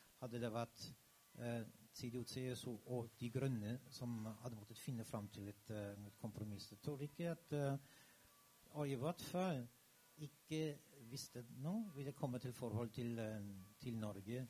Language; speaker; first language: Norwegian; non-native, fluent; German